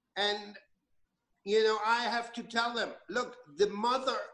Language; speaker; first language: English; non-native, fluent; German